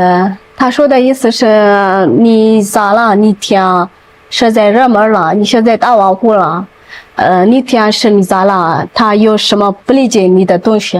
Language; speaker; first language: Chinese; non-native, learner; Amharic